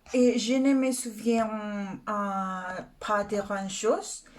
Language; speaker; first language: French; non-native, learner; Spanish